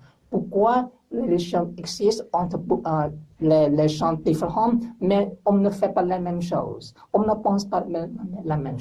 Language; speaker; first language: French; non-native, learner; English